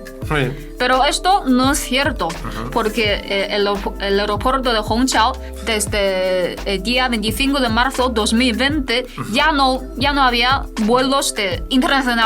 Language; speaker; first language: Spanish; non-native, fluent; Chinese